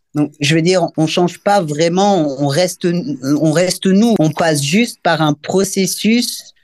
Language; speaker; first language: French; native; French